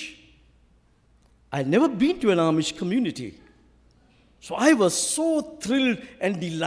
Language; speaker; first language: English; non-native, local second language; Sinhala